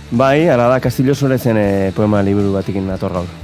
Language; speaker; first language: Basque; native; Basque